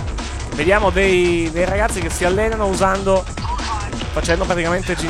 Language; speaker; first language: Italian; native; Italian